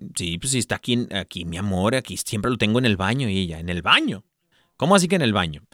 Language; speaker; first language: Spanish; early bilingual, heritage; Spanish